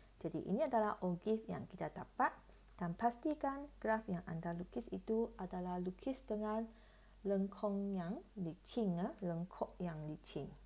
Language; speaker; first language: Malay; non-native, local second language; Chinese